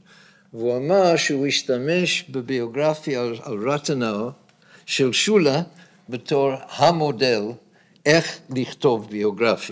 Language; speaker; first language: Hebrew; non-native, fluent; English